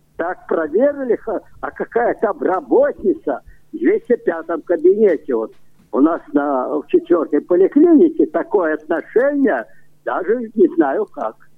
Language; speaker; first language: Russian; native; Russian